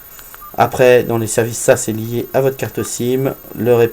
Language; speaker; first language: French; native; French